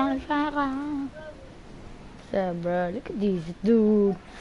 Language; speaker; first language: English; early bilingual, other home language; Spanish